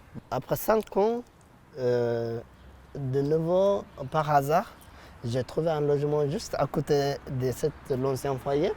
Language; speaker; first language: French; non-native, fluent; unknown